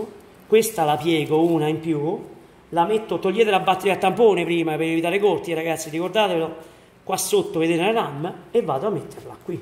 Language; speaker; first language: Italian; native; Italian